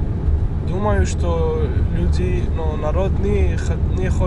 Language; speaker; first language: Russian; non-native, learner; French